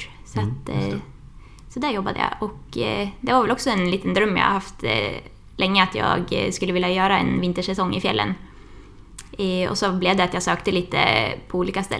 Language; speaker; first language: Swedish; native; Swedish